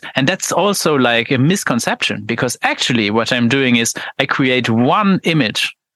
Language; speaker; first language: English; non-native, fluent; Luxembourgish